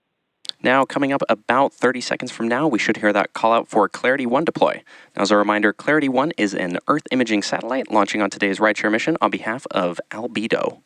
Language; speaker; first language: English; native; English